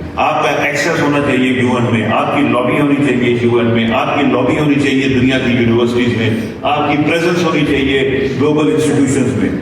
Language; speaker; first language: Urdu; non-native, local second language; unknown